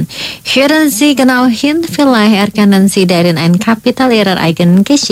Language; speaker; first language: German; non-native, learner; Indonesian